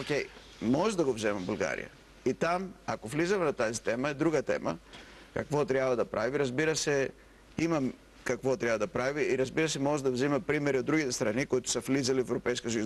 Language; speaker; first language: Bulgarian; non-native, fluent; Greek